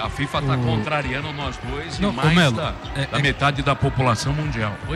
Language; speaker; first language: Portuguese; native; Portuguese